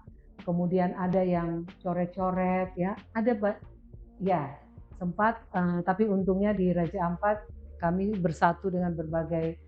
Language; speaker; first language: Indonesian; native; Indonesian